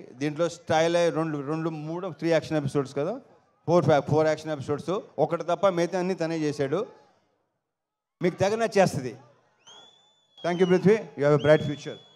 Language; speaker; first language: Telugu; native; Telugu